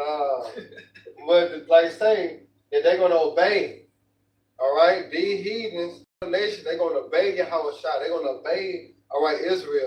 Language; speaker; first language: English; native; English